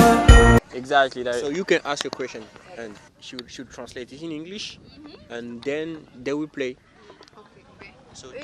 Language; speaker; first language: English; non-native, learner; French